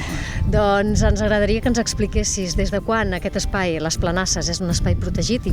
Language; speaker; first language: Catalan; native; Catalan